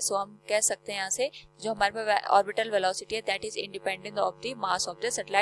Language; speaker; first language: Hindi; native; Hindi